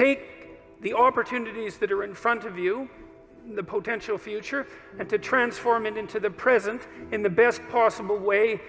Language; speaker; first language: English; native; English